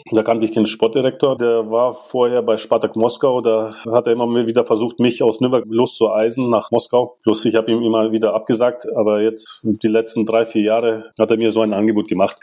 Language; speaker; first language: German; early bilingual, other home language; Russian